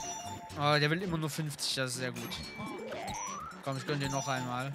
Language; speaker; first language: German; native; German